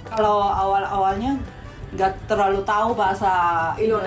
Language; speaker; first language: Indonesian; non-native, fluent; Korean